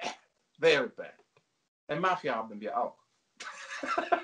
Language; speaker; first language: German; non-native, learner; Italian